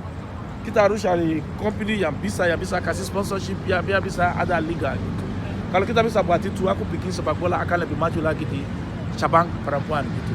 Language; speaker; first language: Indonesian; non-native, fluent; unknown